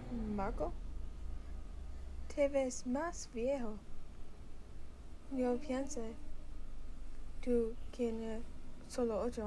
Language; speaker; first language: Spanish; non-native, learner; English